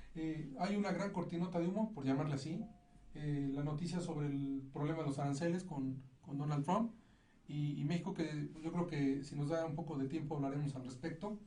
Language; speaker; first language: Spanish; native; Spanish